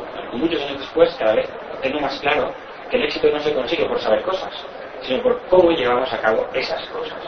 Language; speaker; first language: Spanish; native; Spanish